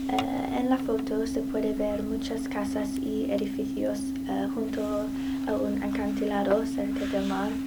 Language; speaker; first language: Spanish; non-native, learner; English